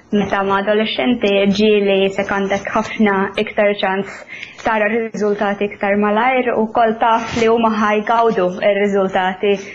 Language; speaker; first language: Maltese; non-native, fluent; Finnish